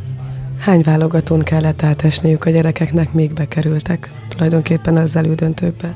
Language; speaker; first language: Hungarian; native; Hungarian